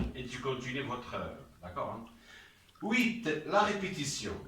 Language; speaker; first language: French; non-native, local second language; Arabic